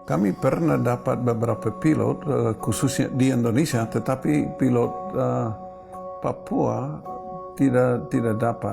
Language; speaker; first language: Indonesian; non-native, fluent; English